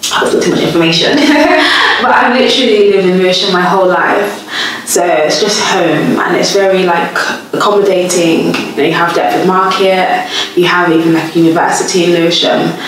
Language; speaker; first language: English; native; English